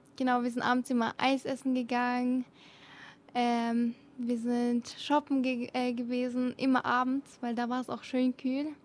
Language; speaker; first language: German; early bilingual, other home language; Arabic